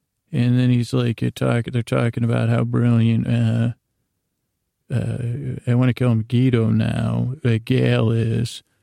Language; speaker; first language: English; native; English